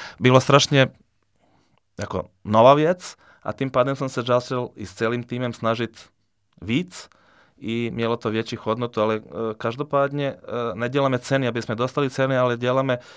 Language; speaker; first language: Czech; non-native, fluent; Serbian